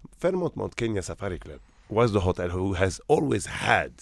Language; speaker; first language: English; non-native, fluent; Arabic